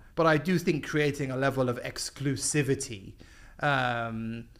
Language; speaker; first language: English; native; English